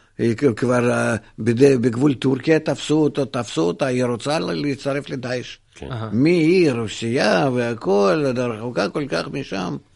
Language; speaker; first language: Hebrew; non-native, fluent; Russian